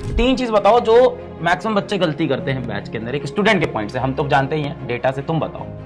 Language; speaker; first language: Hindi; native; Hindi